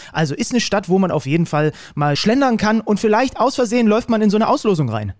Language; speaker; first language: German; native; German